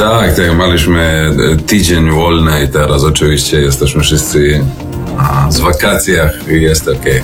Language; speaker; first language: Polish; non-native, learner; Serbian